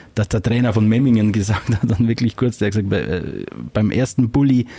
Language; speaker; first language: German; native; German